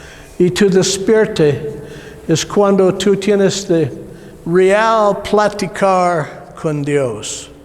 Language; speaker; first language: Spanish; non-native, learner; English